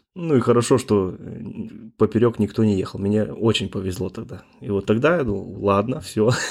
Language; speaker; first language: Russian; native; Russian